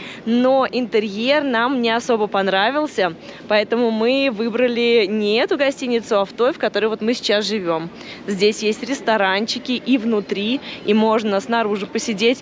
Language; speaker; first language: Russian; native; Russian